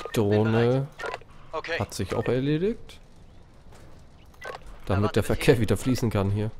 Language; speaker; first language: German; native; German